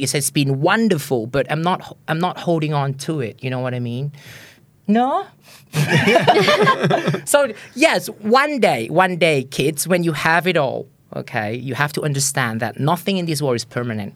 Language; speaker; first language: English; non-native, fluent; Thai